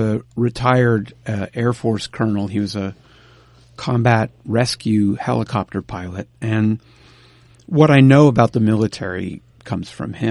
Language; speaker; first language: English; native; English